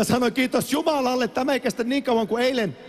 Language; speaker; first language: Finnish; native; Finnish